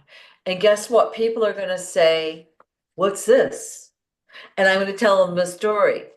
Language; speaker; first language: English; native; English